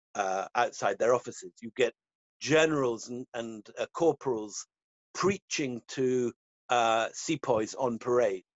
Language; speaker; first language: English; native; English